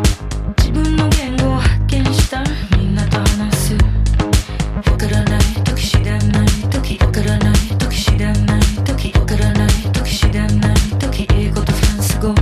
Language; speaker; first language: Japanese; non-native, learner; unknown